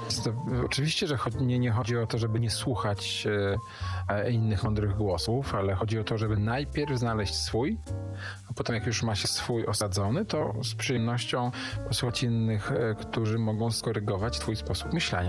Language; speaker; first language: Polish; native; Polish